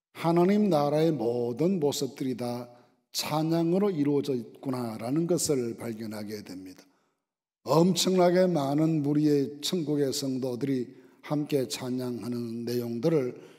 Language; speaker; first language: Korean; native; Korean